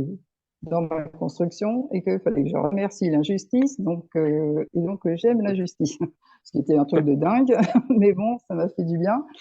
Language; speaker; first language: French; native; French